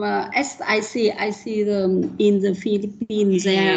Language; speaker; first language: English; non-native, learner; Vietnamese